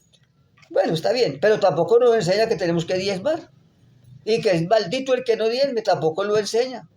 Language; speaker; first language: Spanish; native; Spanish